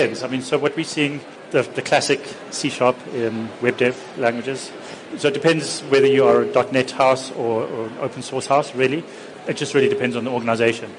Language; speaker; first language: English; native; English